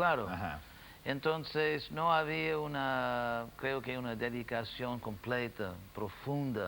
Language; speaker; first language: Spanish; non-native, fluent; English